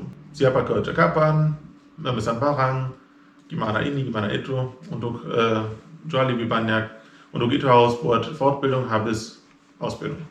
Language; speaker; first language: Indonesian; non-native, fluent; German